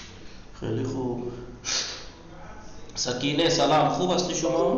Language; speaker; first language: Persian; non-native, fluent; Urdu